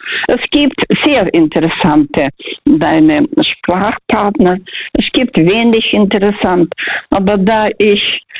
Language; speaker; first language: German; early bilingual, heritage; German